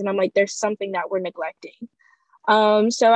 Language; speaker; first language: English; native; English